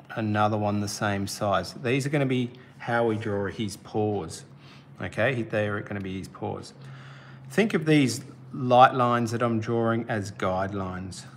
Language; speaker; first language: English; native; English